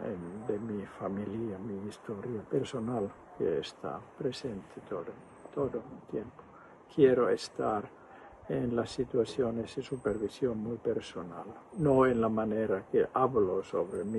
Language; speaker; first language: Spanish; non-native, fluent; Finnish